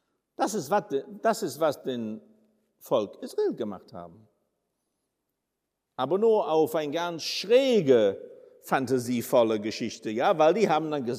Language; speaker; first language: German; non-native, fluent; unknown